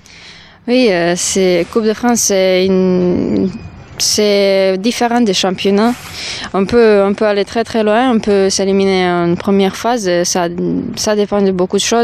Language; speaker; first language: French; non-native, learner; Serbian